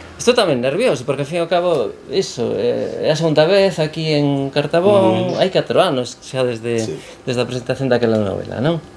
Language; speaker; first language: Galician; native; Galician